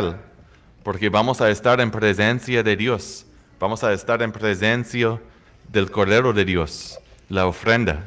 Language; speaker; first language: Spanish; non-native, fluent; English